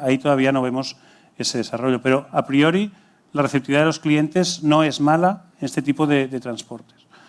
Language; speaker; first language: Spanish; native; Spanish